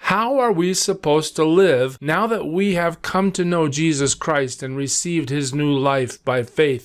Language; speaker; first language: English; native; English